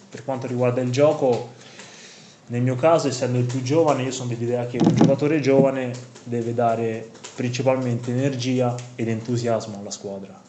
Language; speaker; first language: Italian; non-native, fluent; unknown